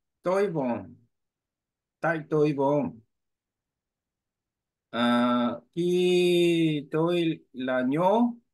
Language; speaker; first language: Vietnamese; non-native, learner; Korean